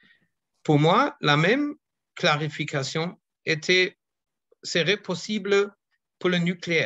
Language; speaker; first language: French; non-native, fluent; German